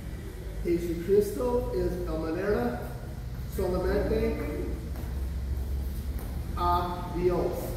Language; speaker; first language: Spanish; non-native, learner; English